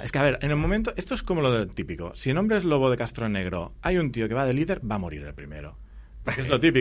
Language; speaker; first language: Spanish; non-native, local second language; Catalan